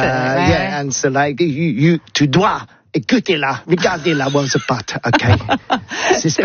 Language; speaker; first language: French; non-native, learner; English